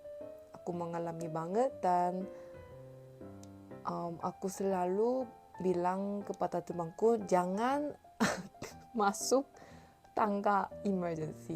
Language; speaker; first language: Indonesian; non-native, learner; Korean